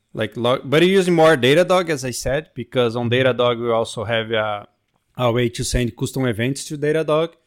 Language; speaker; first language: English; non-native, fluent; Portuguese